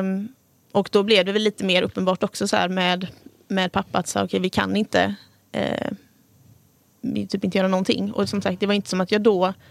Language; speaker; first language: Swedish; native; Swedish